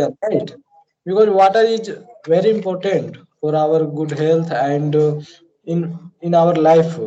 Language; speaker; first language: English; non-native, learner; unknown